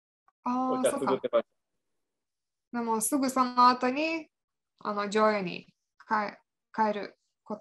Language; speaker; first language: Japanese; non-native, fluent; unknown